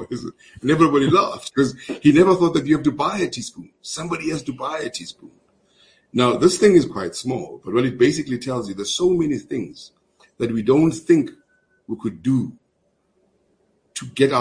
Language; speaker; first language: English; non-native, local second language; Zulu